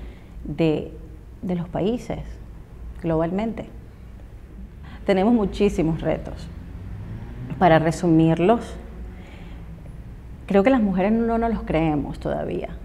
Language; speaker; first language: Spanish; native; Spanish